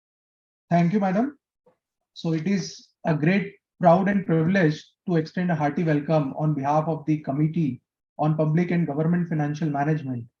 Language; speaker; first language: English; non-native, local second language; Hindi